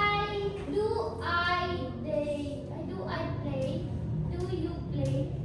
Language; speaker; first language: English; non-native, learner; Indonesian